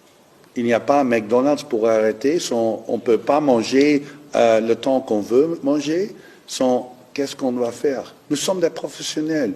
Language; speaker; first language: French; non-native, fluent; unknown